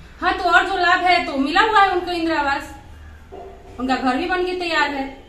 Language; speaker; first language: Hindi; native; Hindi